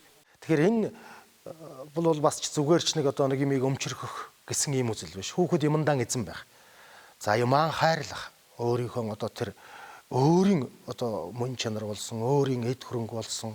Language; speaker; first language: Mongolian; native; Mongolian